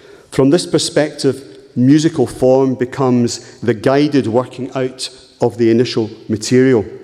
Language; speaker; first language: English; native; English